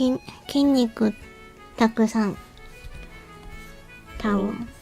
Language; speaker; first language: Japanese; native; Japanese